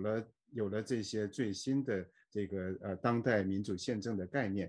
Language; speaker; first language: Chinese; native; Chinese